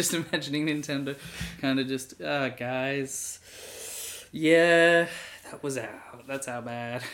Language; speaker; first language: English; native; English